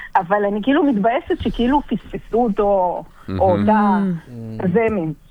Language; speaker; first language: Hebrew; non-native, fluent; Russian